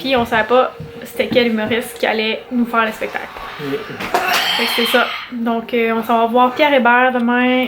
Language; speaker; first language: French; native; French